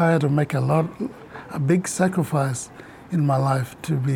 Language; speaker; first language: English; non-native, local second language; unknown